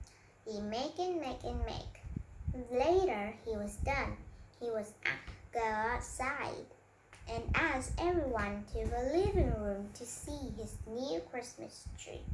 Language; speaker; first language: English; non-native, learner; Vietnamese